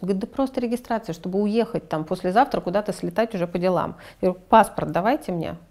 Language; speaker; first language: Russian; native; Russian